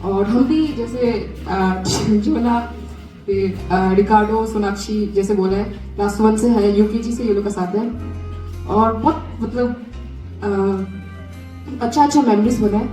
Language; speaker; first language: Hindi; non-native, local second language; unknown